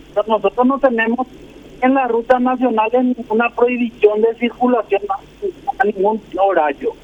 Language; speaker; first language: Spanish; native; Spanish